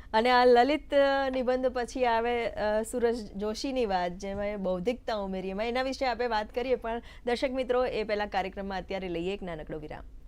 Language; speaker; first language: Gujarati; native; Gujarati